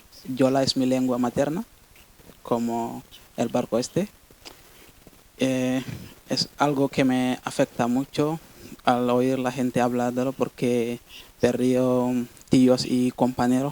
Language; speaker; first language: Spanish; non-native, fluent; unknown